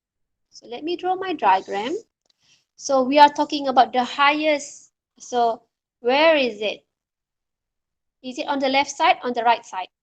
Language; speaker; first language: English; non-native, local second language; Malay